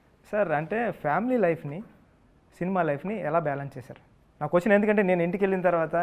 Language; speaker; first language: Telugu; native; Telugu